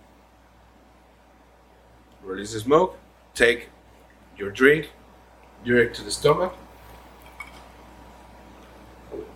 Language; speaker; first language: English; non-native, learner; Spanish